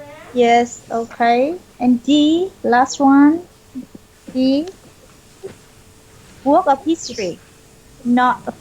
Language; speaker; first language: English; non-native, fluent; Vietnamese